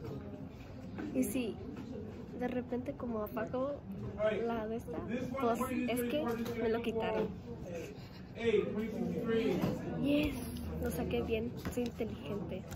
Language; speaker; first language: Spanish; early bilingual, other home language; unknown